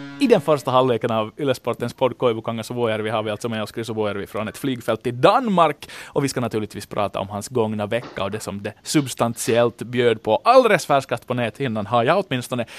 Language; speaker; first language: Swedish; native; Swedish